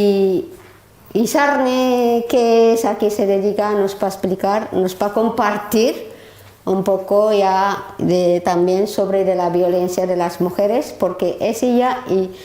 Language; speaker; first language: Spanish; non-native, learner; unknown